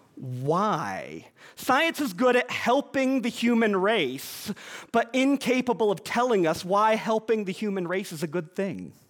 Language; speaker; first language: English; native; English